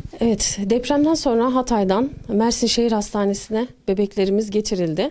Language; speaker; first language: Turkish; native; Turkish